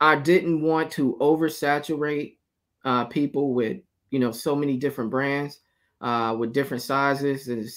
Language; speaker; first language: English; native; English